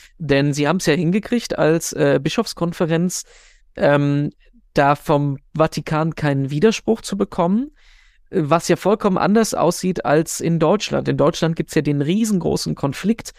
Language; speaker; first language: German; native; German